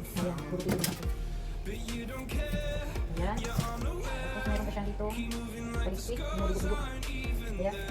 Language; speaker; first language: Filipino; non-native, local second language; Cebuano